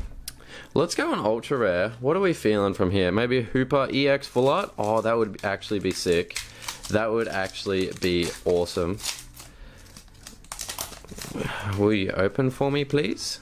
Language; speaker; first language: English; native; English